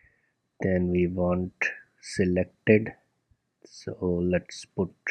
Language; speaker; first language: English; non-native, local second language; Gujarati